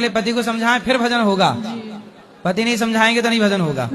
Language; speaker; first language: Hindi; native; Hindi